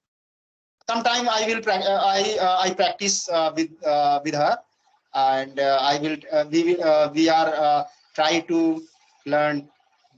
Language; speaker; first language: English; non-native, learner; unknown